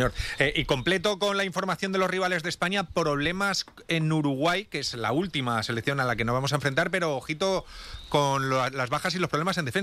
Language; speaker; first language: Spanish; native; Spanish